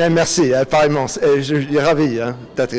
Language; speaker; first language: French; non-native, fluent; Swedish